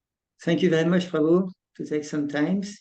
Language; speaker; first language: English; non-native, fluent; French